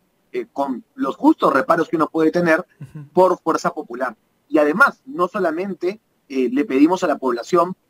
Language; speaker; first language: Spanish; native; Spanish